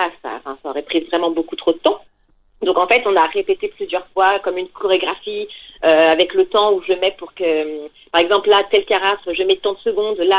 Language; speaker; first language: French; native; French